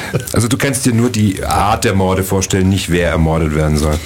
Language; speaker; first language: German; native; German